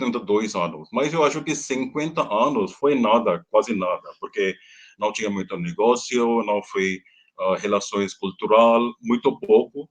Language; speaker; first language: Portuguese; non-native, learner; Hindi